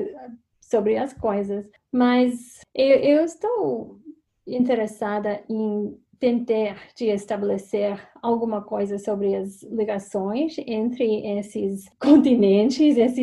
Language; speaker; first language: Portuguese; non-native, fluent; English